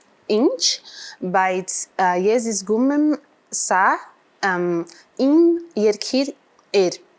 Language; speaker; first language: Armenian; non-native, learner; Portuguese